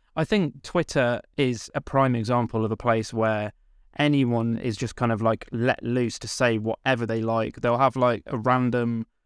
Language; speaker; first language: English; native; English